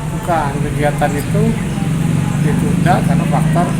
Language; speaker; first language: Indonesian; native; Indonesian